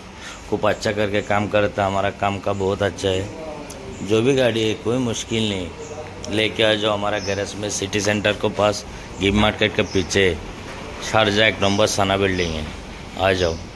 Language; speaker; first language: Hindi; non-native, local second language; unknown